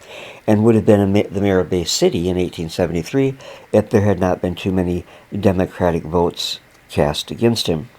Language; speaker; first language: English; native; English